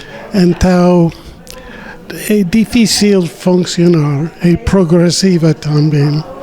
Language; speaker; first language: Portuguese; non-native, learner; English